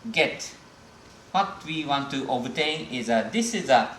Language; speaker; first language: English; non-native, fluent; Japanese